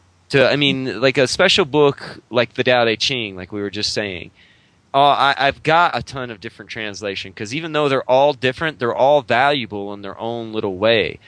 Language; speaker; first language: English; native; English